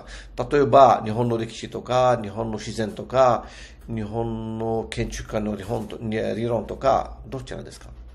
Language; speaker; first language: Japanese; non-native, fluent; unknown